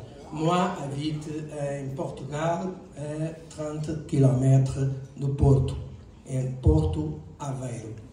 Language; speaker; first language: French; non-native, learner; Portuguese